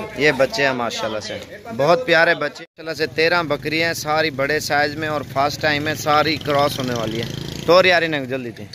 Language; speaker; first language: Urdu; non-native, local second language; Punjabi